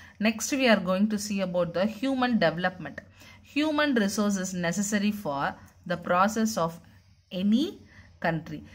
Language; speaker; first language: English; non-native, local second language; Tamil